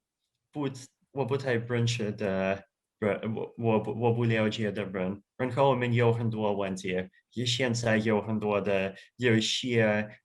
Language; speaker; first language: Chinese; non-native, fluent; Russian